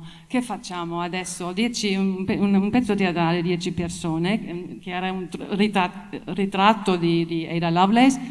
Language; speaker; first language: Italian; non-native, fluent; German